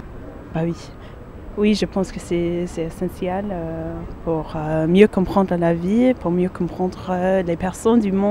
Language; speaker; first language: French; non-native, fluent; English